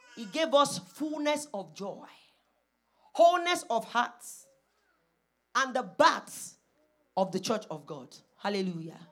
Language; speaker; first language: English; non-native, local second language; Yoruba